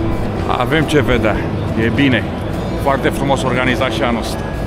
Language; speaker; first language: Romanian; native; Romanian